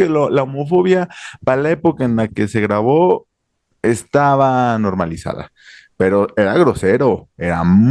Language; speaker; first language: Spanish; native; Spanish